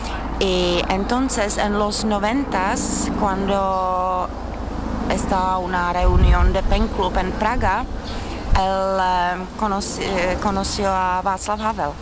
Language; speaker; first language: Spanish; non-native, learner; Czech